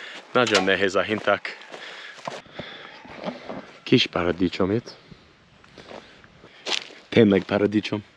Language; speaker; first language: Hungarian; non-native, learner; English